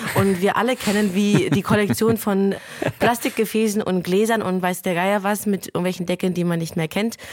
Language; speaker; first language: German; non-native, fluent; Lithuanian